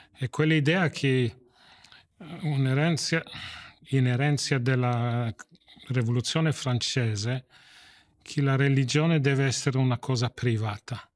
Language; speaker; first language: Italian; non-native, fluent; English